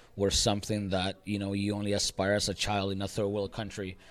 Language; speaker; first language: English; early bilingual, other home language; Spanish